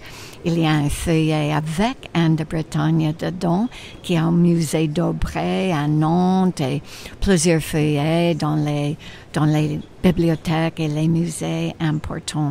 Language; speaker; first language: French; non-native, fluent; English